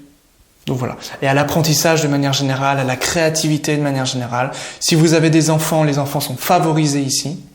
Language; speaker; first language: French; native; French